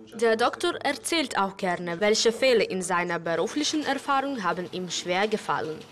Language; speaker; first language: German; non-native, learner; Ukrainian